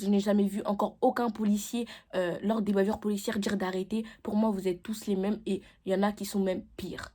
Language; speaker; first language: French; native; French